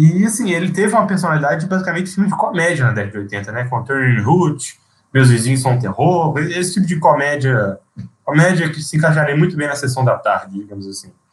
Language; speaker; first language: Portuguese; native; Portuguese